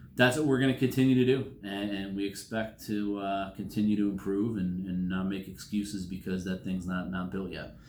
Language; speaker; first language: English; native; English